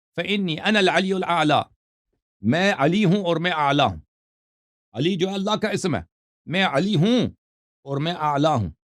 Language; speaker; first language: Urdu; native; Urdu